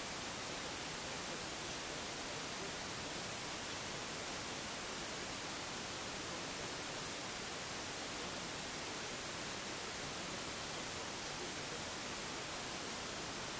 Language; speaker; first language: Russian; native; Russian